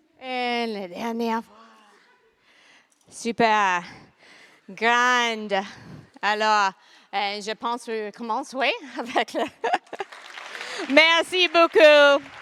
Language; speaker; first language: French; non-native, learner; English